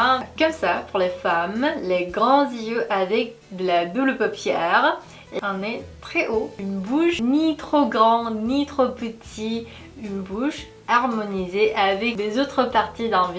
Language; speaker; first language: French; non-native, fluent; Korean